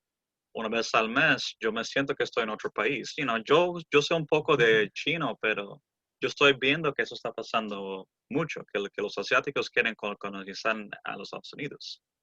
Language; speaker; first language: Spanish; early bilingual, heritage; English